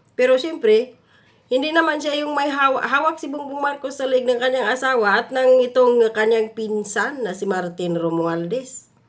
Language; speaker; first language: Filipino; non-native, local second language; Cebuano